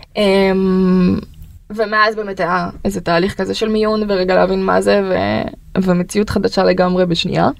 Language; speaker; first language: Hebrew; early bilingual, other home language; Russian